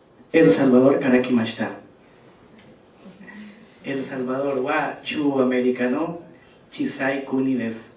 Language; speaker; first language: Japanese; non-native, learner; Spanish